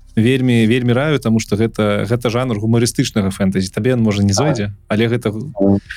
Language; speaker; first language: Belarusian; non-native, local second language; Russian